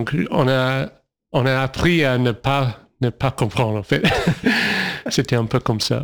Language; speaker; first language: French; non-native, fluent; English